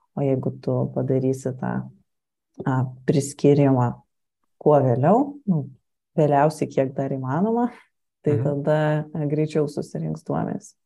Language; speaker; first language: Lithuanian; native; Lithuanian